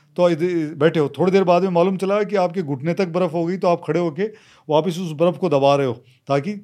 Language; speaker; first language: Hindi; native; Hindi